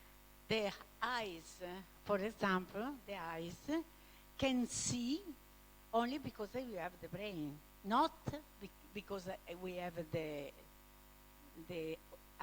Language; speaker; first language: English; non-native, learner; Italian